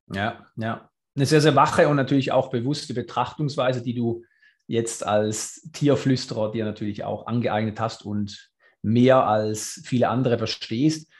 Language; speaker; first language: German; native; German